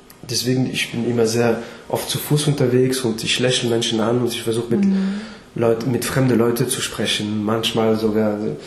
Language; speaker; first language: German; non-native, fluent; French